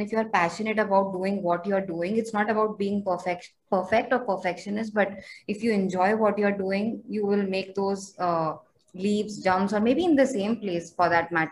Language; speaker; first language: English; non-native, local second language; Hindi